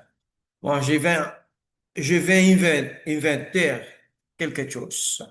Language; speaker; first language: French; non-native, learner; Spanish